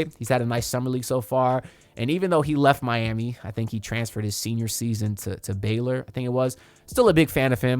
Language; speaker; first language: English; native; English